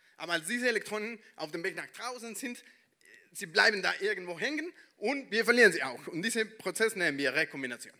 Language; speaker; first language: German; non-native, fluent; Spanish